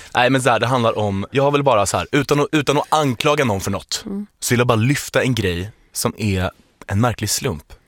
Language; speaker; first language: Swedish; native; Swedish